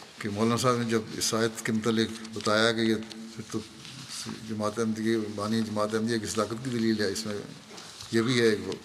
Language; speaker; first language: Urdu; native; Urdu